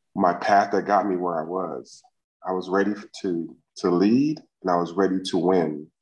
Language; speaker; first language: English; native; English